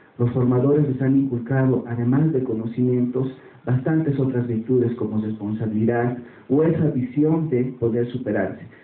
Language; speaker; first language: Spanish; native; Spanish